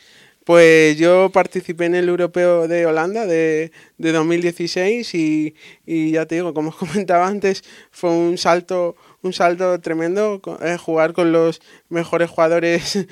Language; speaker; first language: Spanish; native; Spanish